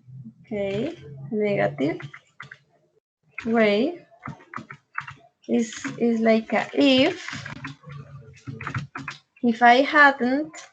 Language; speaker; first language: English; non-native, learner; Spanish